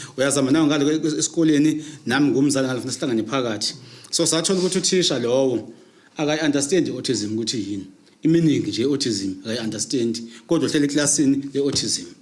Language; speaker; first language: Zulu; native; Zulu